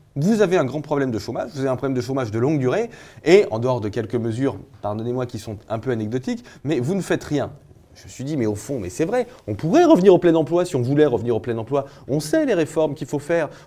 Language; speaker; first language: French; native; French